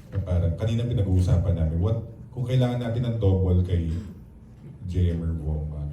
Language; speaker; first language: Filipino; native; Filipino